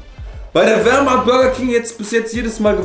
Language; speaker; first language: German; native; German